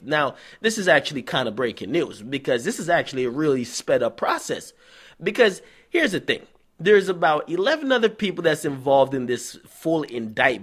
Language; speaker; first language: English; native; English